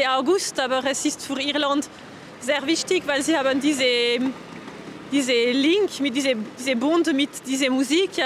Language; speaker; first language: German; non-native, fluent; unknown